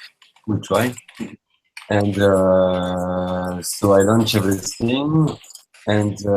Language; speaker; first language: English; non-native, learner; French